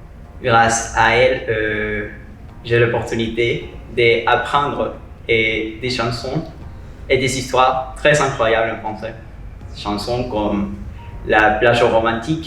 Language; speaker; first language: French; non-native, fluent; Spanish